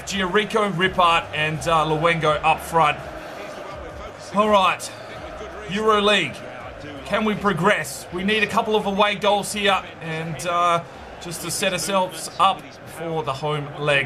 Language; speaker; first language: English; native; English